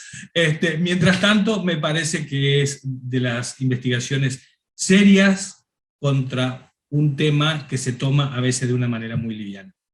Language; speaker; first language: Spanish; native; Spanish